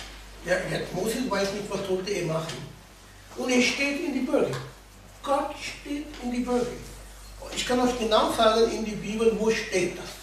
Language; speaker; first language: German; non-native, learner; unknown